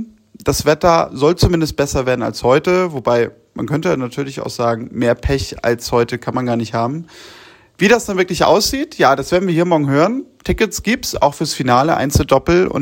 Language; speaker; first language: German; native; German